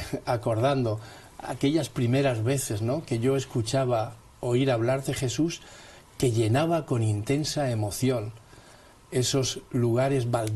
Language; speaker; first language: Spanish; native; Spanish